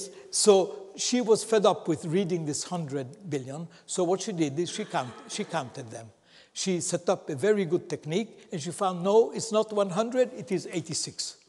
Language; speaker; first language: English; non-native, fluent; Italian